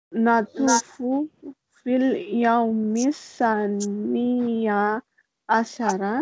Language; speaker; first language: Arabic; non-native, learner; Malay